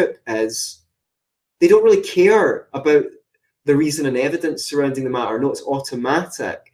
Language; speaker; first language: English; native; English